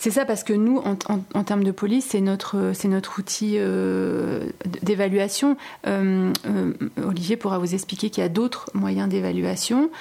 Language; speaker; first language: French; native; French